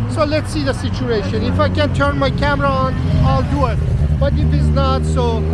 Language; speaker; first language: English; non-native, fluent; Persian